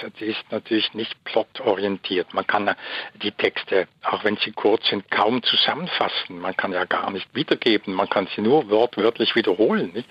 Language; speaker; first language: German; native; German